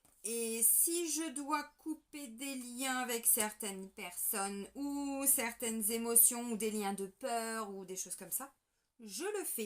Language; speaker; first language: French; native; French